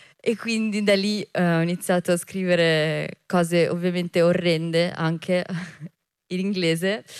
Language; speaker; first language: Italian; native; Italian